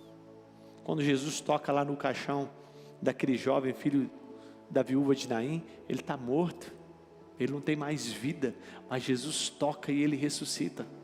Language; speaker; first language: Portuguese; native; Portuguese